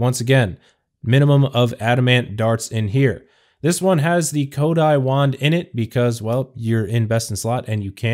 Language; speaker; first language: English; native; English